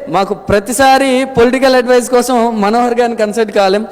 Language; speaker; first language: Telugu; native; Telugu